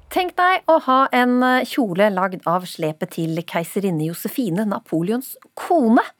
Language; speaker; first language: Norwegian; native; Norwegian